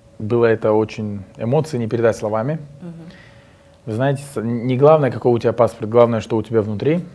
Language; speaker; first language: Russian; non-native, local second language; Uzbek